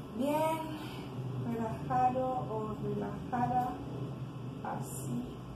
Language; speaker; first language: Spanish; non-native, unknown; Haitian Creole